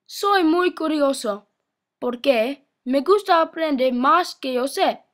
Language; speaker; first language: Spanish; non-native, learner; English